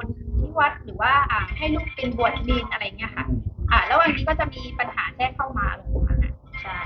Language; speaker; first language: Thai; non-native, fluent; Burmese